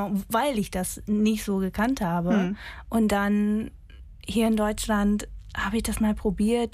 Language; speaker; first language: German; non-native, fluent; English